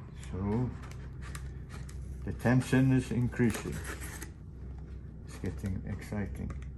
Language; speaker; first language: English; non-native, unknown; Swedish